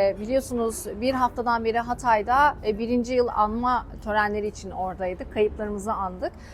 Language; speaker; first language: Turkish; native; Turkish